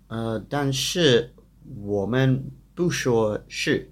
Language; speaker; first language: Chinese; non-native, fluent; English